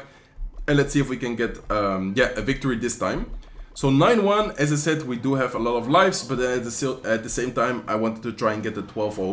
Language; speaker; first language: English; non-native, fluent; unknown